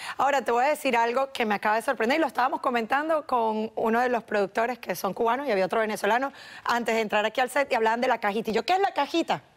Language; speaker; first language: Spanish; native; Spanish